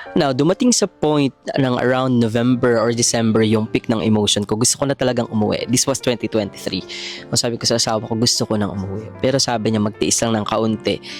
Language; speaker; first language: Filipino; native; Filipino